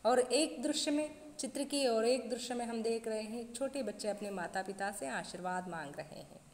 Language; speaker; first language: Hindi; non-native, local second language; Kannada